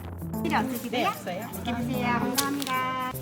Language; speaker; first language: Korean; native; Korean